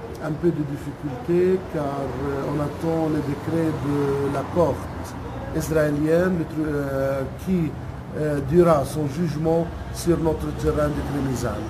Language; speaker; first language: French; non-native, local second language; Arabic